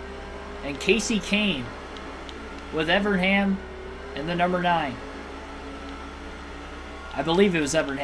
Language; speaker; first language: English; native; English